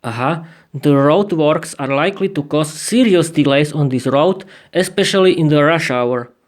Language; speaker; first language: English; non-native, learner; Slovak